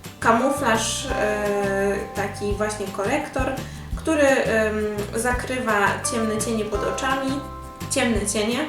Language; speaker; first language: Polish; native; Polish